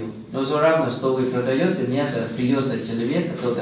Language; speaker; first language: Russian; non-native, learner; Thai